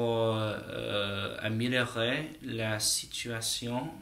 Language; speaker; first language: French; non-native, learner; English